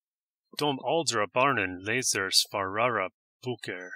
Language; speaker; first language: Swedish; non-native, learner; English